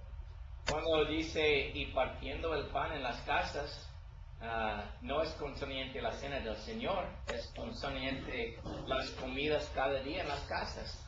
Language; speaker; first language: Spanish; non-native, learner; English